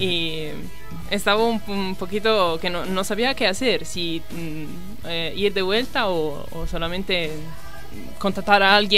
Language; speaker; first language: Spanish; non-native, learner; Italian